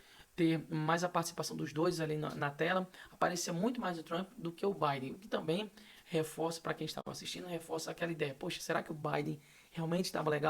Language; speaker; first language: Portuguese; native; Portuguese